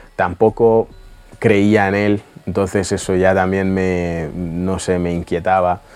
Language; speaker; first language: Spanish; early bilingual, other home language; Russian